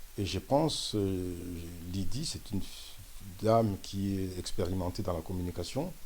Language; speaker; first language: French; non-native, local second language; Lingala